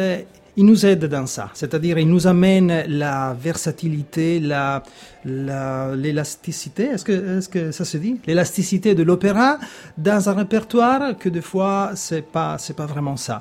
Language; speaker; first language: French; non-native, fluent; Italian